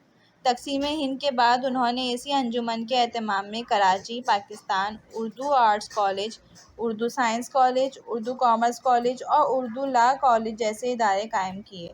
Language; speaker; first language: Urdu; native; Urdu